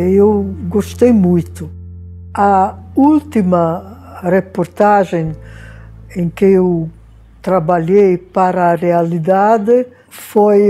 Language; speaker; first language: Portuguese; non-native, fluent; Hungarian